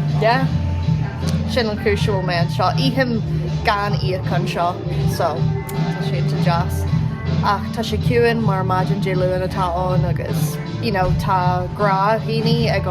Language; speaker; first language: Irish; non-native, local second language; English